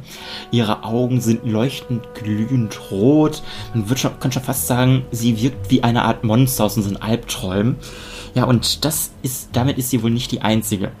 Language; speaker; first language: German; native; German